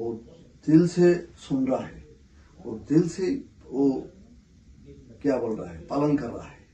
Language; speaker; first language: Hindi; non-native, local second language; Bangla